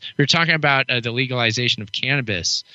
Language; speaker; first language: English; native; English